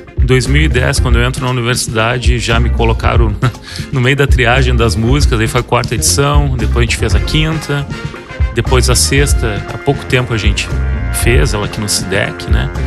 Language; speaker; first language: Portuguese; native; Portuguese